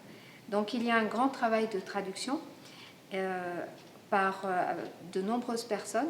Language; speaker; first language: French; native; French